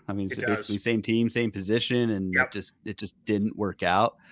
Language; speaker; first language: English; native; English